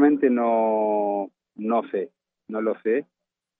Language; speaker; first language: Portuguese; non-native, fluent; Spanish